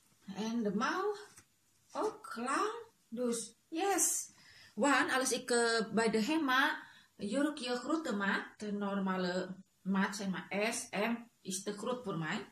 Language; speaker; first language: Dutch; non-native, learner; Indonesian